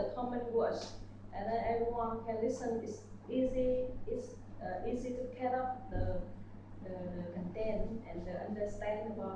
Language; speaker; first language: English; non-native, learner; Vietnamese